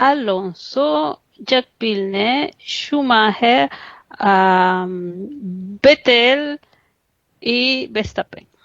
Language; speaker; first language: French; non-native, fluent; Spanish